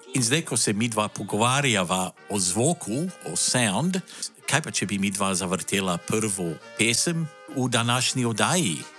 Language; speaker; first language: Slovenian; early bilingual, heritage; Slovenian